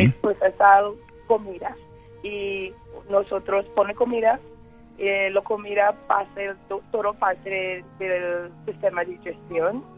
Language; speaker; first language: Spanish; non-native, learner; English